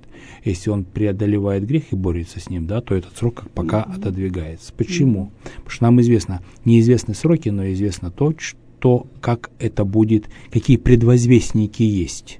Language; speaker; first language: Russian; native; Russian